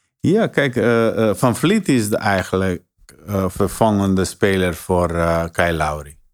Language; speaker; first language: Dutch; non-native, fluent; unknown